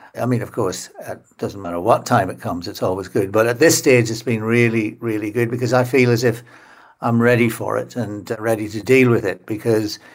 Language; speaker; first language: English; native; English